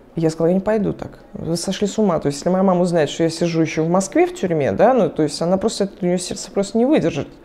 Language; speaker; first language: Russian; native; Russian